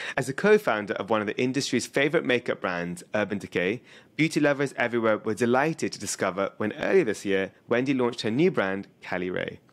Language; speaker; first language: English; native; English